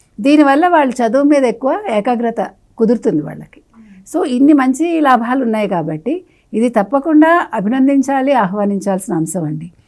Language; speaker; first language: Telugu; native; Telugu